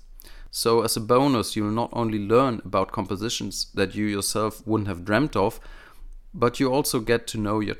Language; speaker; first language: English; non-native, fluent; German